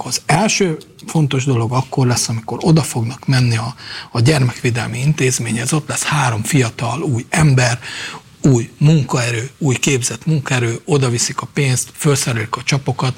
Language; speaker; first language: Hungarian; native; Hungarian